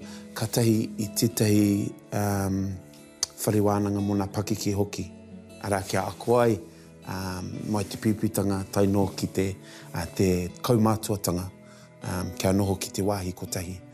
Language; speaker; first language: Māori; non-native, local second language; English